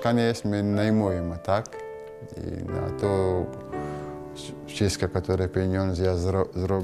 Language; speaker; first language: Polish; non-native, learner; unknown